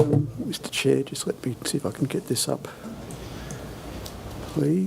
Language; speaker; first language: English; native; English